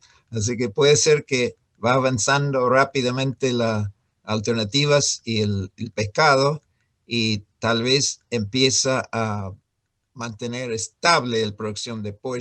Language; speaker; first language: Spanish; non-native, fluent; English